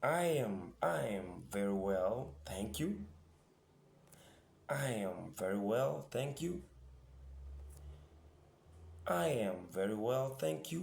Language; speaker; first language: English; non-native, fluent; French